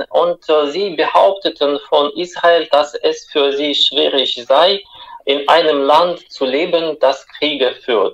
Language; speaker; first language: German; non-native, fluent; Russian